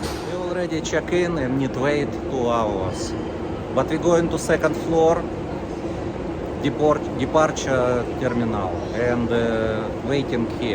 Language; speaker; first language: English; non-native, learner; Russian